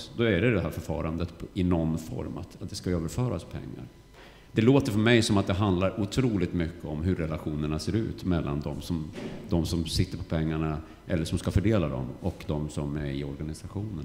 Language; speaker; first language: Swedish; native; Swedish